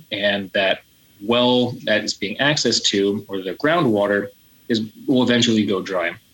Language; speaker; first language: English; native; English